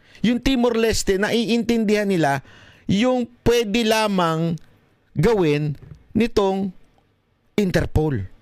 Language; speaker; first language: Filipino; native; Filipino